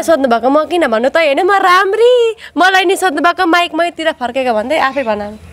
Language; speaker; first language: Nepali; native; Nepali